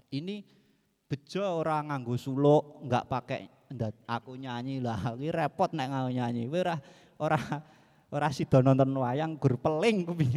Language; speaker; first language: Indonesian; native; Indonesian